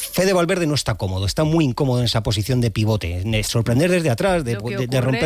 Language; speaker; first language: Spanish; native; Spanish